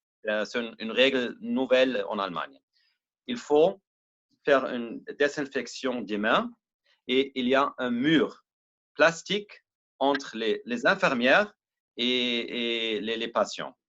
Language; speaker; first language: French; non-native, learner; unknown